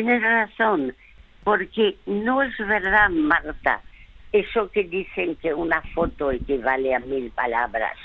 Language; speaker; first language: Spanish; early bilingual, other home language; French